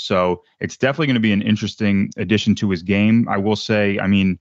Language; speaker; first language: English; native; English